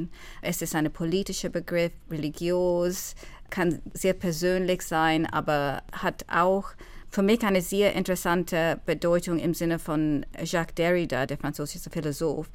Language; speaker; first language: German; non-native, fluent; English